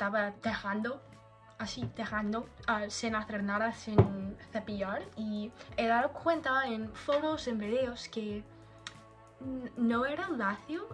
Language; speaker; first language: Spanish; non-native, learner; English